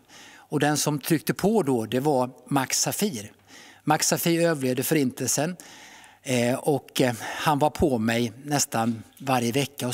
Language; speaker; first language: Swedish; native; Swedish